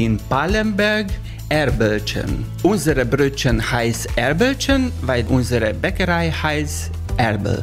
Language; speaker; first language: German; non-native, learner; Hungarian